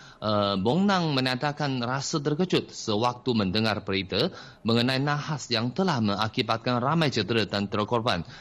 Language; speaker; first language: Malay; non-native, fluent; Chinese